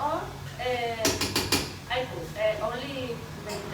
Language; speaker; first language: English; non-native, learner; Spanish